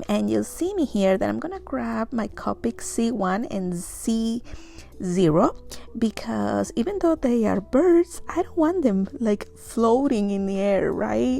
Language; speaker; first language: English; non-native, fluent; Spanish